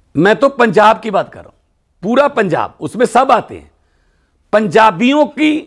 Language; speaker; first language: Hindi; non-native, local second language; Punjabi